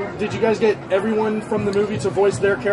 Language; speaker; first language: English; native; English